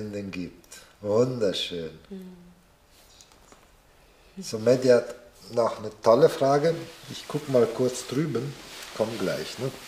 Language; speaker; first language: German; non-native, fluent; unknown